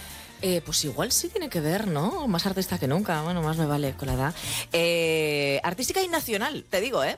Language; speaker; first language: Spanish; native; Spanish